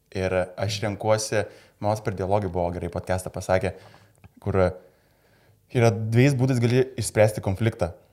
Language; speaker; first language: Lithuanian; native; Lithuanian